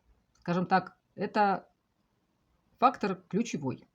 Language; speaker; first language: Russian; native; Russian